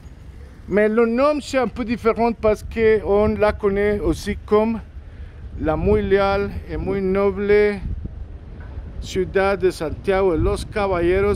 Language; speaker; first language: French; non-native, learner; Spanish